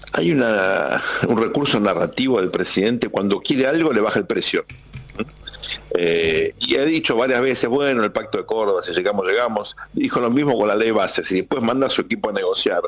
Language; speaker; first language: Spanish; native; Spanish